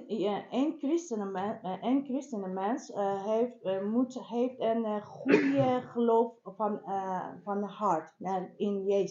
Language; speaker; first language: Dutch; non-native, learner; Persian